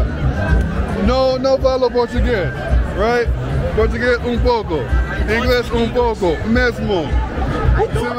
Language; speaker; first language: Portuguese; non-native, learner; English